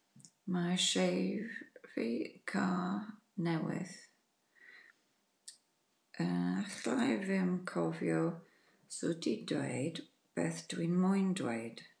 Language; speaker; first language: Welsh; non-native, learner; English